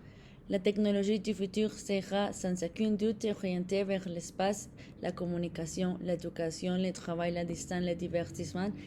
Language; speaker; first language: French; non-native, fluent; Spanish